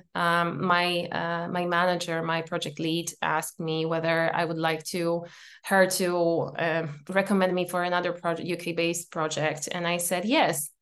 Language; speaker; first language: English; non-native, fluent; Polish